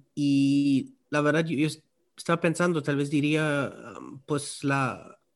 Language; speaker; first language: Spanish; non-native, fluent; German